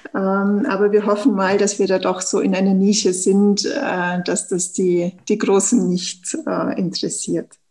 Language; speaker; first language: German; native; German